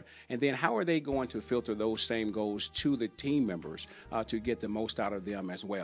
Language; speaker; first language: English; native; English